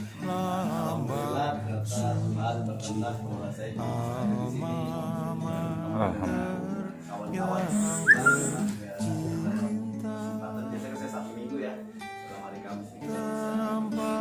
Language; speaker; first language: Indonesian; native; Indonesian